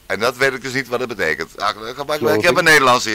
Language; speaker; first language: Dutch; native; Dutch